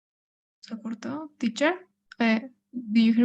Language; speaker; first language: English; non-native, learner; Spanish